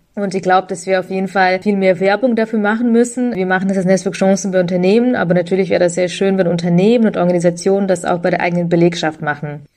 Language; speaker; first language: German; early bilingual, other home language; Russian